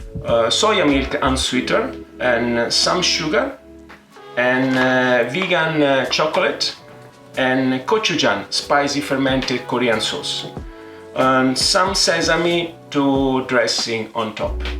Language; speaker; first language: English; non-native, fluent; Italian